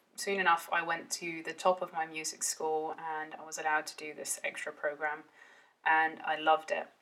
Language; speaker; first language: English; early bilingual, heritage; Dutch